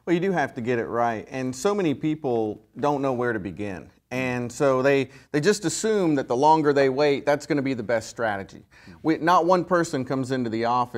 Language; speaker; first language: English; native; English